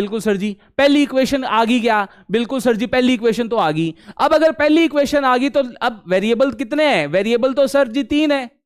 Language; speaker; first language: Hindi; native; Hindi